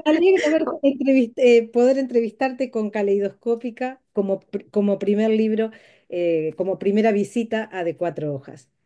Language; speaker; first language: Spanish; native; Spanish